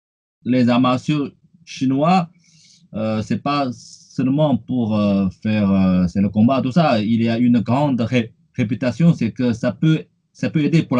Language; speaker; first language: French; non-native, fluent; Chinese